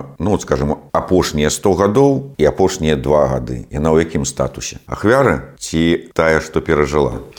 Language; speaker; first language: Belarusian; non-native, local second language; Russian